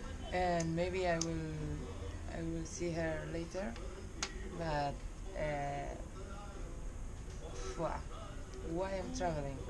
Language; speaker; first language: English; non-native, learner; Spanish